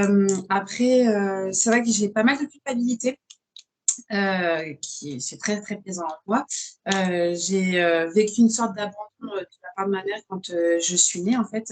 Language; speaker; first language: French; native; French